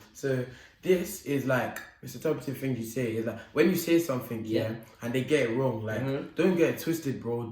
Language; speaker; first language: English; native; English